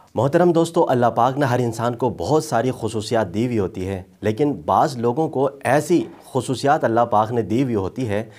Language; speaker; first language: Urdu; native; Urdu